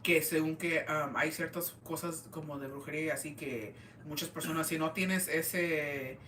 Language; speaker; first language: Spanish; early bilingual, heritage; Spanish